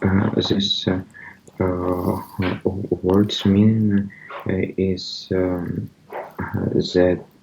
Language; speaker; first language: English; non-native, learner; Russian